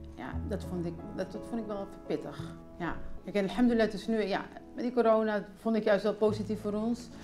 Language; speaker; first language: Dutch; early bilingual, other home language; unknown